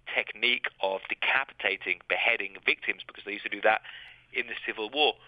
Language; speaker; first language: English; native; English